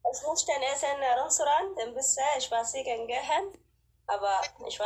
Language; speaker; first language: German; non-native, learner; Oromo